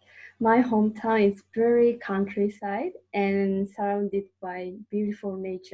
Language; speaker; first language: English; non-native, learner; Japanese